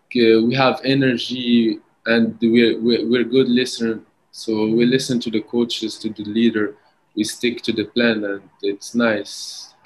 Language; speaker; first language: English; early bilingual, other home language; Arabic